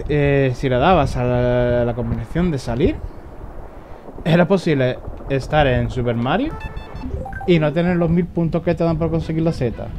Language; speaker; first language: Spanish; native; Spanish